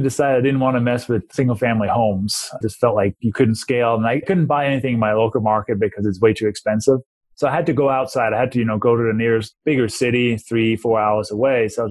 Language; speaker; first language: English; non-native, fluent; Danish